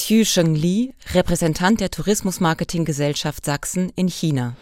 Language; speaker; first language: German; native; German